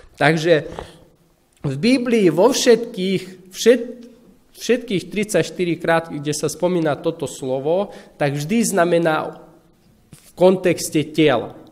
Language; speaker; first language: Slovak; non-native, fluent; Russian